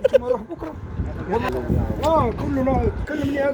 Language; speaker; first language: Arabic; non-native, learner; Filipino